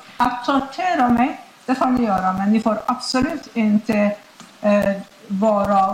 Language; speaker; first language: Swedish; non-native, fluent; Persian